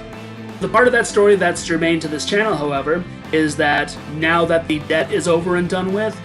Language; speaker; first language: English; native; English